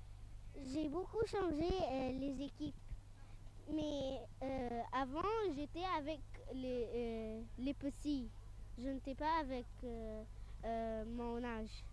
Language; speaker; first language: French; non-native, fluent; Arabic